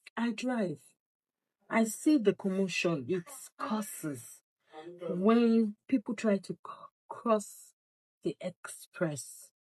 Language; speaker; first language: English; non-native, local second language; Yoruba